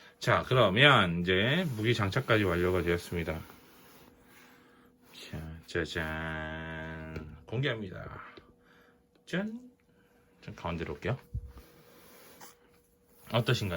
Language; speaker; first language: Korean; native; Korean